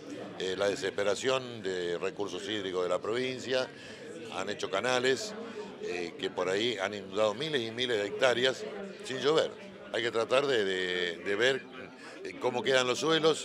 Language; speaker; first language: Spanish; native; Spanish